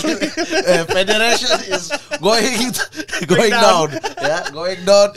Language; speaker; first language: English; non-native, learner; Indonesian